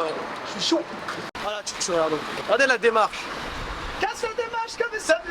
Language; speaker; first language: French; native; French